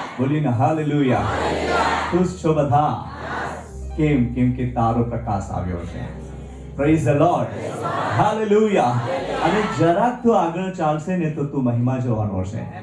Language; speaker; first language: Gujarati; non-native, local second language; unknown